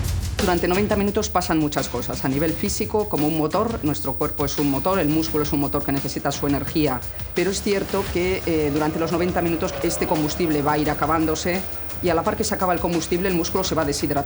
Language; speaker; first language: Spanish; native; Spanish